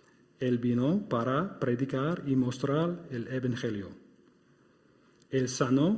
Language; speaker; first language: Spanish; non-native, fluent; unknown